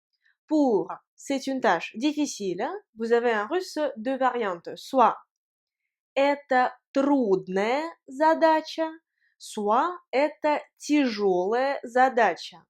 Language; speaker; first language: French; non-native, fluent; Russian